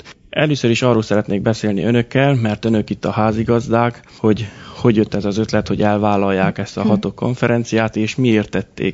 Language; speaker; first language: Hungarian; native; Hungarian